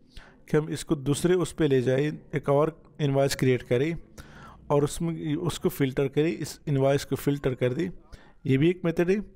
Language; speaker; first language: Urdu; non-native, local second language; Punjabi